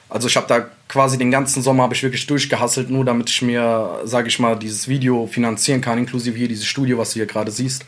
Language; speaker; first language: German; early bilingual, other home language; Central Kurdish